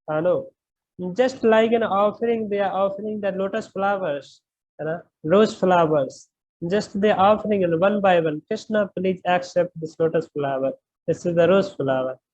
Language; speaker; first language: English; non-native, local second language; Hindi